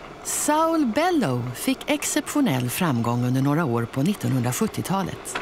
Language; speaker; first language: Swedish; native; Swedish